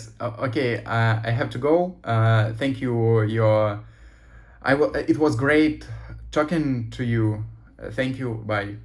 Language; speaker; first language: English; non-native, learner; Russian